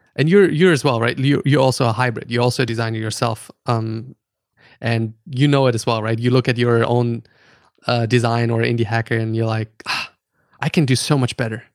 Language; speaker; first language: English; non-native, fluent; German